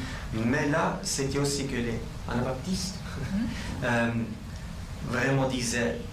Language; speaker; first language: French; non-native, local second language; German